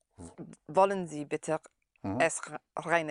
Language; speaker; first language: German; non-native, learner; English